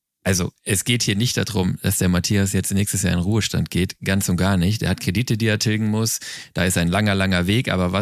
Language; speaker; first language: German; native; German